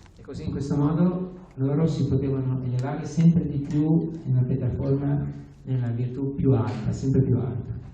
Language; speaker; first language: Italian; native; Italian